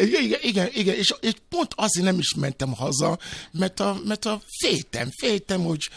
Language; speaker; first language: Hungarian; non-native, fluent; Yoruba